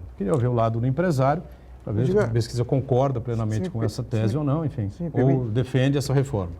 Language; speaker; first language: Portuguese; native; Portuguese